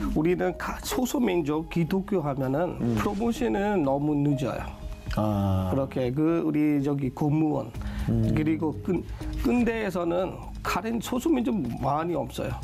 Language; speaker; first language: Korean; non-native, learner; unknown